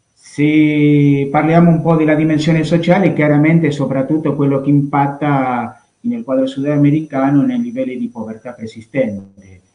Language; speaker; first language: Italian; non-native, fluent; Spanish